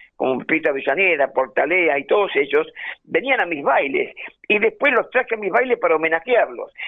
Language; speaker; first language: Spanish; native; Spanish